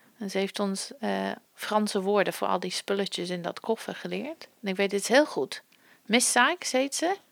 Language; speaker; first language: Dutch; non-native, fluent; English